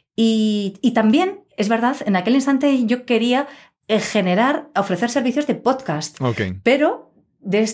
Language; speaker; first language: Spanish; native; Spanish